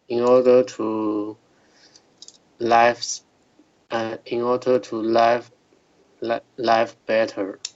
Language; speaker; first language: English; non-native, learner; Chinese